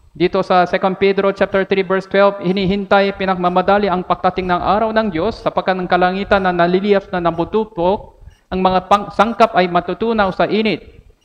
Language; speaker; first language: Filipino; non-native, fluent; Korean